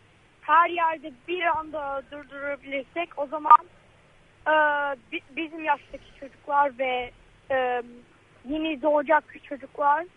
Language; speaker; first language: Turkish; early bilingual, heritage; Turkish